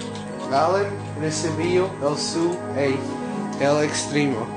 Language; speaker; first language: Spanish; non-native, learner; English